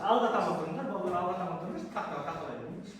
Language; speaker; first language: Kazakh; native; Kazakh